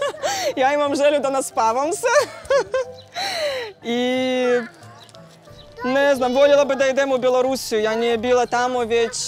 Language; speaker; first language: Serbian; non-native, learner; Russian